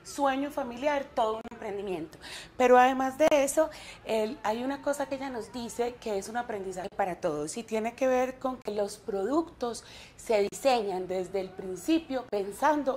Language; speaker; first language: Spanish; native; Spanish